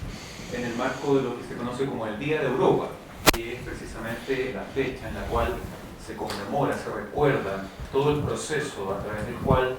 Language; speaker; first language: Spanish; native; Spanish